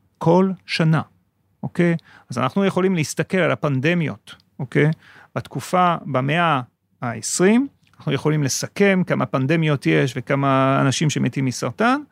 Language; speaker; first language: Hebrew; non-native, fluent; French